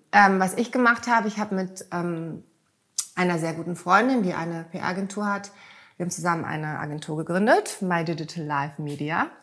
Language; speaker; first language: German; early bilingual, heritage; German